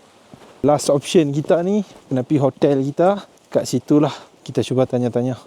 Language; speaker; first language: Malay; native; Malay